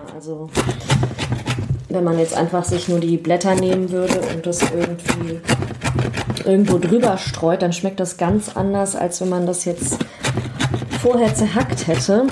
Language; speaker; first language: German; native; German